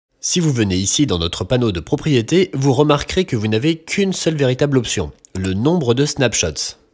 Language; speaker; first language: French; native; French